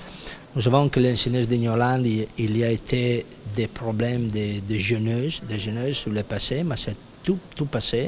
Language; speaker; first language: French; non-native, fluent; Italian